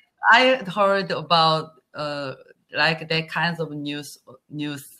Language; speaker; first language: English; non-native, learner; Korean